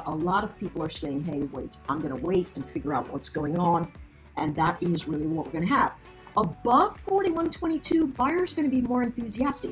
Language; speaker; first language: English; native; English